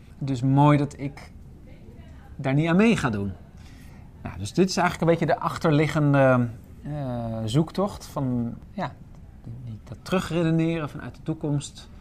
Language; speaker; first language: Dutch; native; Dutch